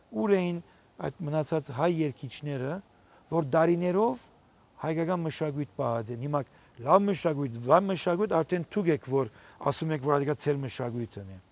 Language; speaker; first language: Armenian; early bilingual, heritage; Armenian